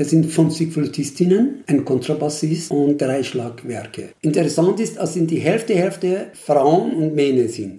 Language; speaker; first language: German; non-native, fluent; Persian